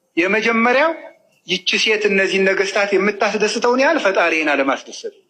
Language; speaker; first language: Amharic; native; Amharic